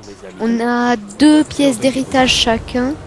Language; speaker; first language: French; native; French